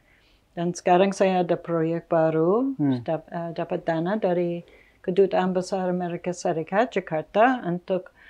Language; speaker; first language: Indonesian; non-native, fluent; English